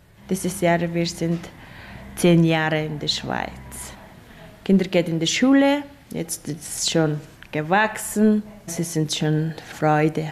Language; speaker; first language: German; non-native, learner; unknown